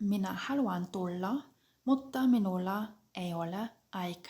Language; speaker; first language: Finnish; non-native, fluent; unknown